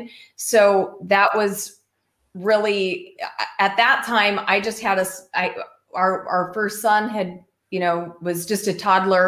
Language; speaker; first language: English; native; English